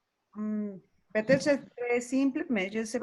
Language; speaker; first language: French; non-native, learner; Spanish